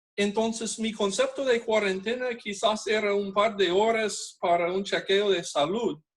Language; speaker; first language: Spanish; non-native, fluent; English